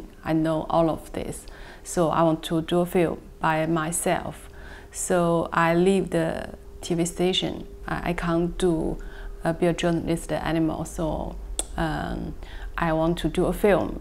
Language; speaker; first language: English; non-native, learner; Chinese